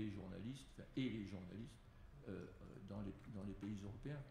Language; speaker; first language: French; native; French